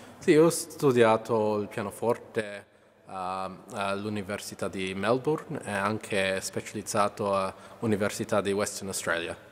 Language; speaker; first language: Italian; early bilingual, heritage; English